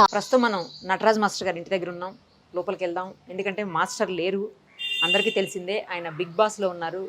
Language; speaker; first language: Telugu; native; Telugu